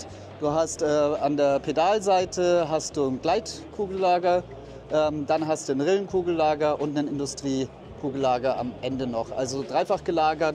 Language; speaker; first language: German; native; German